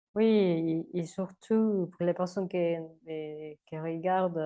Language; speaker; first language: French; non-native, learner; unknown